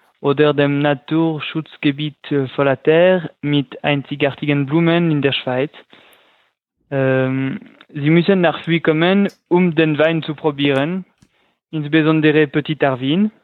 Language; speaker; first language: German; non-native, local second language; French